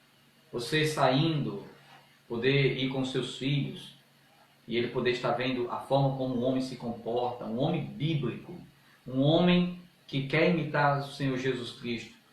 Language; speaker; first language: Portuguese; native; Portuguese